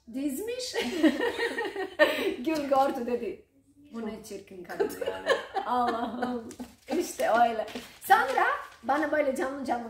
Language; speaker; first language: Turkish; non-native, learner; Croatian